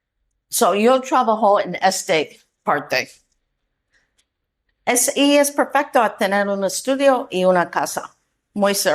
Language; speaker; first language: Spanish; non-native, learner; English